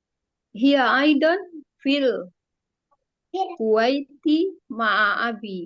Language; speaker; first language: Arabic; non-native, learner; Indonesian